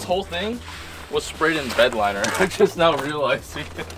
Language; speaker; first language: English; native; English